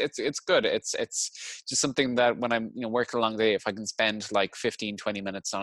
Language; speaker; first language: English; native; English